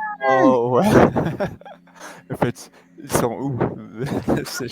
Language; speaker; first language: French; non-native, learner; English